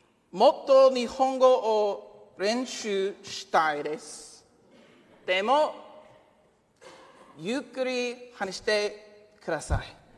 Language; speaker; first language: Japanese; non-native, learner; English